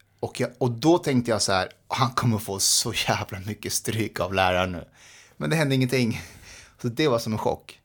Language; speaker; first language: Swedish; early bilingual, other home language; Persian